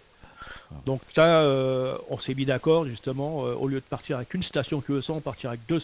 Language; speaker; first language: French; native; French